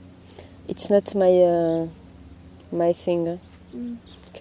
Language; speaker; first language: English; non-native, learner; Hungarian